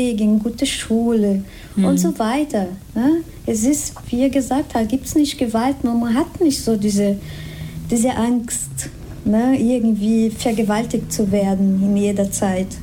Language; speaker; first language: German; non-native, fluent; Spanish